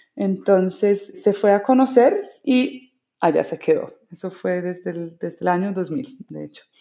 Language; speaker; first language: Spanish; early bilingual, other home language; English